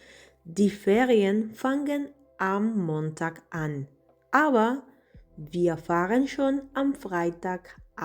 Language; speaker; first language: German; non-native, fluent; Spanish